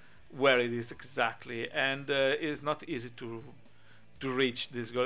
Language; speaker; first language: English; non-native, fluent; Italian